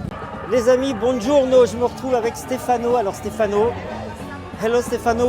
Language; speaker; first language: French; native; French